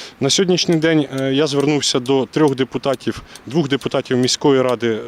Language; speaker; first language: Ukrainian; native; Ukrainian